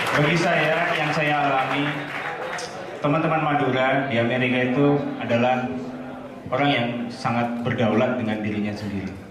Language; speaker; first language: Indonesian; non-native, local second language; Madurese